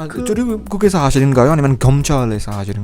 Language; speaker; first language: Korean; non-native, fluent; Urdu